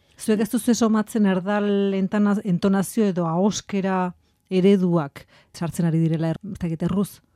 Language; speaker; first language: Basque; native; Basque